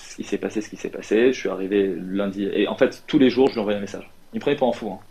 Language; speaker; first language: French; non-native, local second language; Arabic